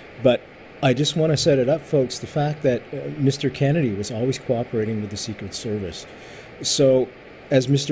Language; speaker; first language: English; native; English